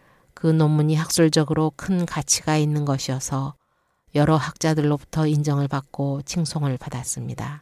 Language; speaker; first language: Korean; native; Korean